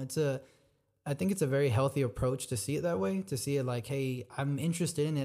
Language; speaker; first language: English; early bilingual, other home language; Spanish